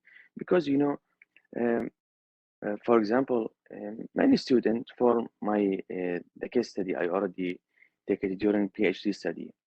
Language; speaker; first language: English; non-native, learner; Arabic